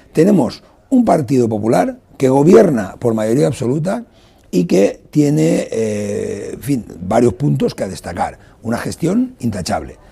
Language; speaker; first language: Spanish; non-native, local second language; Catalan